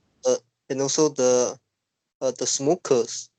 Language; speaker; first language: English; non-native, learner; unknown